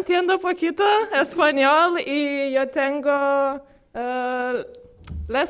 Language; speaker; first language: Spanish; non-native, learner; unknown